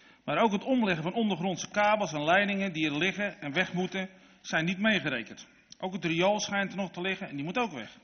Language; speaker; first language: Dutch; native; Dutch